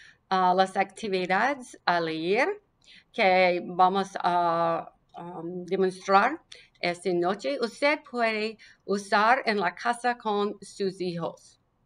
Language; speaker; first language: Spanish; non-native, learner; English